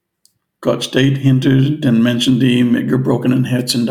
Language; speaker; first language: German; non-native, fluent; English